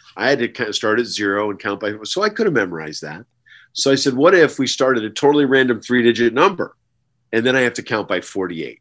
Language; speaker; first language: English; native; English